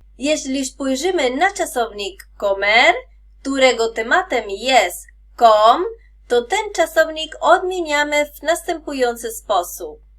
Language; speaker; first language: Polish; non-native, fluent; Spanish